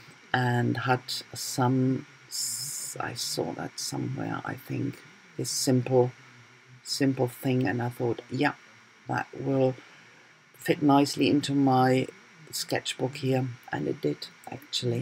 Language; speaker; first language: English; non-native, fluent; German